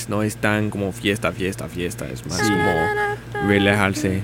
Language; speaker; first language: Spanish; non-native, learner; English